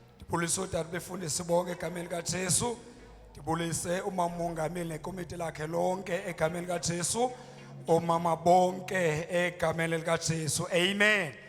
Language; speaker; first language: Zulu; non-native, local second language; Xhosa